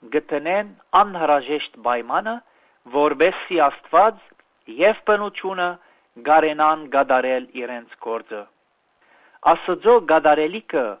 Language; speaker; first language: Armenian; early bilingual, heritage; Armenian